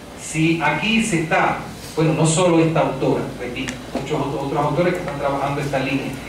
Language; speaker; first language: Spanish; native; Spanish